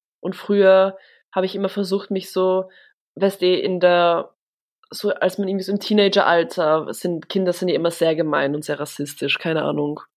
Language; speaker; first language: German; early bilingual, other home language; Polish